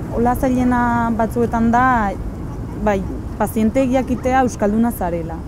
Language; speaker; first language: Basque; non-native, local second language; Spanish